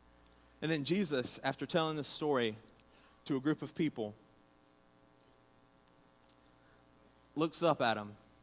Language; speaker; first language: English; native; English